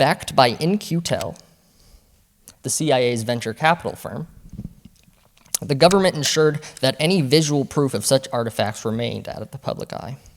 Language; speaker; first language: English; native; English